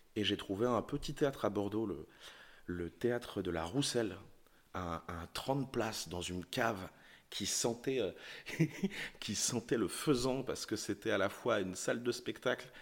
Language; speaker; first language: French; native; French